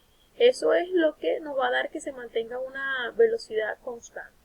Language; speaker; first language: Spanish; native; Spanish